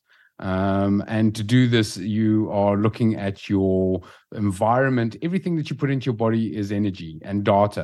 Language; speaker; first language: English; native; English